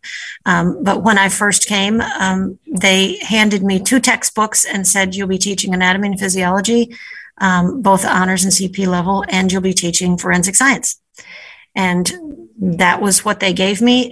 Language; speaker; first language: English; native; English